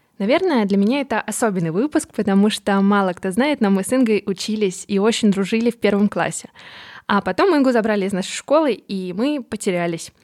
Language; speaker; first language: Russian; native; Russian